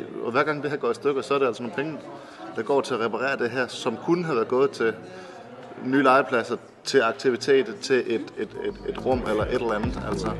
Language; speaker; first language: Danish; native; Danish